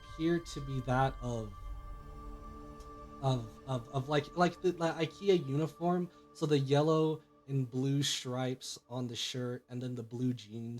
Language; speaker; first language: English; native; English